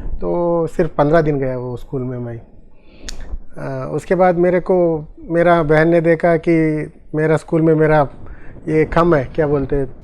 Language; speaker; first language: Hindi; non-native, local second language; Tulu